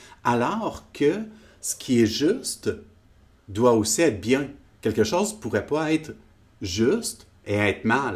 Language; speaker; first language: French; native; French